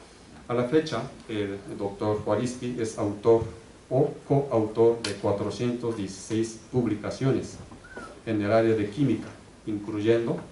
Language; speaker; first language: Spanish; native; Spanish